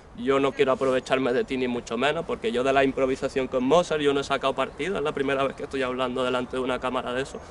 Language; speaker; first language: Spanish; native; Spanish